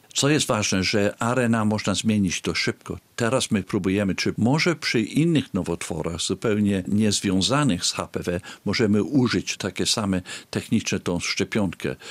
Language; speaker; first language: Polish; early bilingual, heritage; Polish